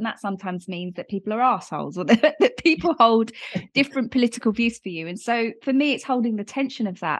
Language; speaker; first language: English; native; English